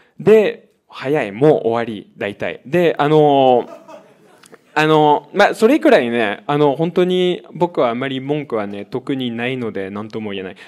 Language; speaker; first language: Japanese; non-native, fluent; French